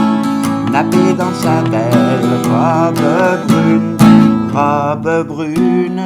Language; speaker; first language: French; non-native, local second language; Kabyle